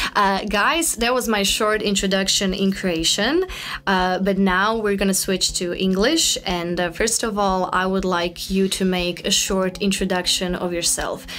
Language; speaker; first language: English; non-native, fluent; Croatian